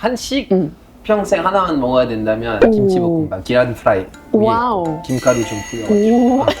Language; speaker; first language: Korean; non-native, fluent; French